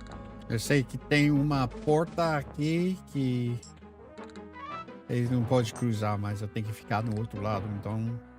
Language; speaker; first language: Portuguese; non-native, fluent; English